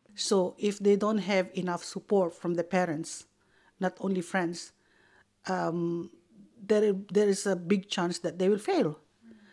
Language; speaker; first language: English; native; English